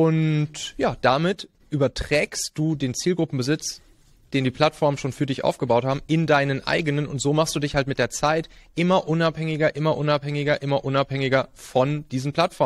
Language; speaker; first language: German; native; German